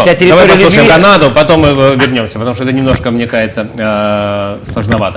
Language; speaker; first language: Russian; native; Russian